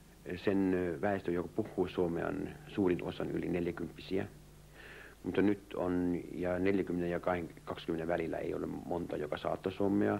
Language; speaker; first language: Finnish; early bilingual, heritage; Finnish